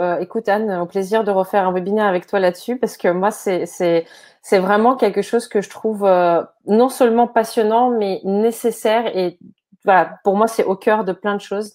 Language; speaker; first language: French; non-native, fluent; Ukrainian